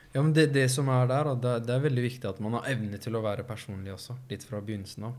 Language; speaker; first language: Norwegian; native; Norwegian